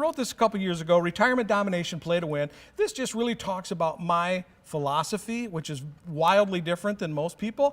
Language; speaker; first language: English; native; English